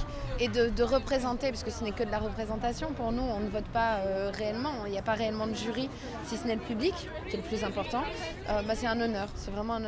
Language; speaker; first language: French; native; French